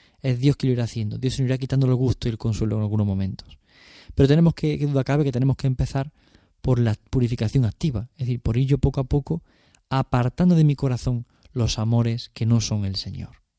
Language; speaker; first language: Spanish; native; Spanish